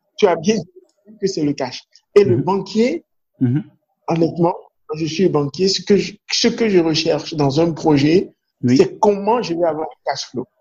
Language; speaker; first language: French; non-native, local second language; Fon